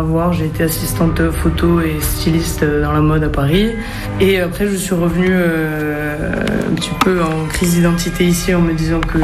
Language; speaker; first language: French; native; French